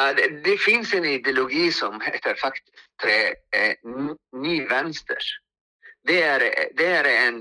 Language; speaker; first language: Swedish; non-native, fluent; Arabic